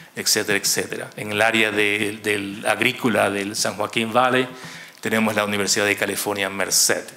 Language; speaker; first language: Spanish; native; Spanish